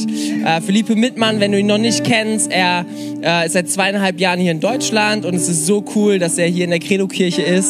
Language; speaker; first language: German; native; German